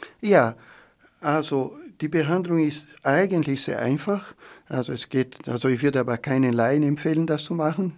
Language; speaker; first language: German; non-native, fluent; Portuguese